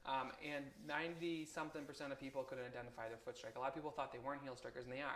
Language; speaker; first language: English; native; English